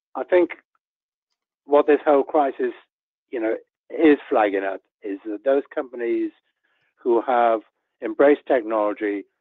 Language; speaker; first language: English; native; English